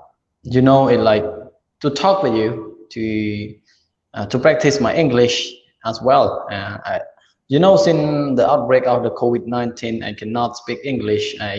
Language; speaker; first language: English; non-native, learner; Khmer